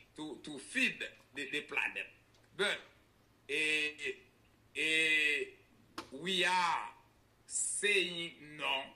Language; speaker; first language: English; non-native, learner; Haitian Creole